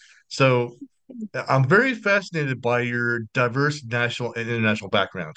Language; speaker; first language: English; native; English